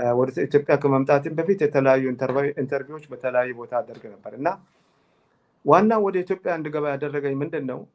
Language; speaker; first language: Amharic; non-native, local second language; Tigrinya